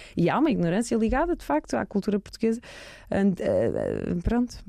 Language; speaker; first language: Portuguese; early bilingual, heritage; Portuguese